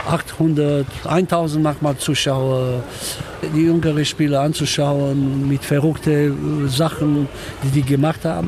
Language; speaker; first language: German; non-native, fluent; Romanian